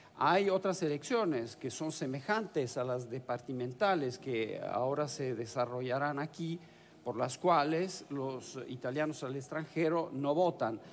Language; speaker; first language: Spanish; non-native, fluent; Italian